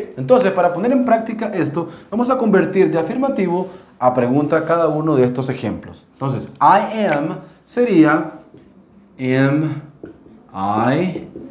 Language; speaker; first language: Spanish; native; Spanish